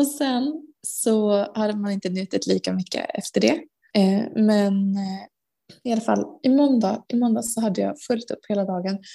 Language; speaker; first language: Swedish; native; Swedish